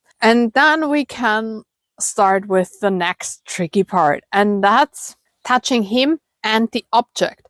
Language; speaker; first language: English; non-native, fluent; German